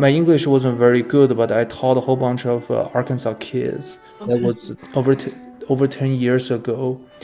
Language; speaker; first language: English; non-native, fluent; Chinese